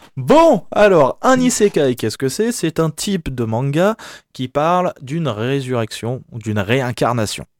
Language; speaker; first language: French; native; French